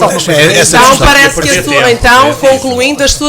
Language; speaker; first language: Portuguese; native; Portuguese